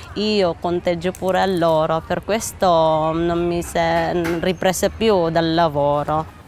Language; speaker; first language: Italian; non-native, learner; Filipino